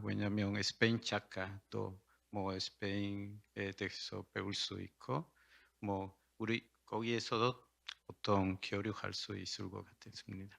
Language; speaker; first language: Korean; non-native, learner; Spanish